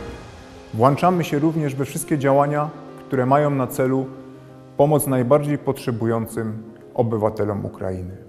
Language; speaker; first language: Polish; native; Polish